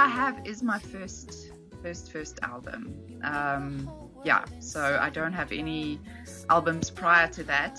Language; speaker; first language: English; native; English